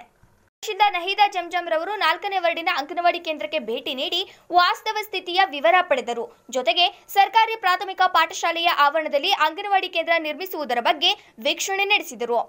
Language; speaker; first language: Kannada; native; Kannada